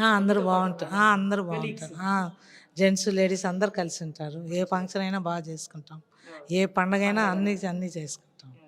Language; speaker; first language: Telugu; native; Telugu